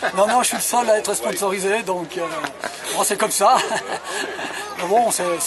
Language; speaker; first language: French; native; French